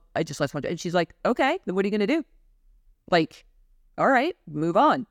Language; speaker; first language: English; native; English